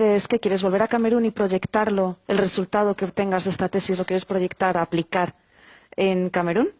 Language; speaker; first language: Spanish; native; Spanish